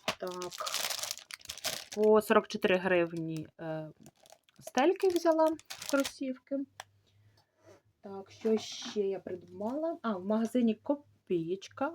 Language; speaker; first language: Ukrainian; native; Ukrainian